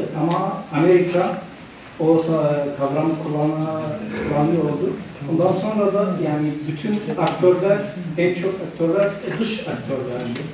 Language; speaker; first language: Turkish; non-native, fluent; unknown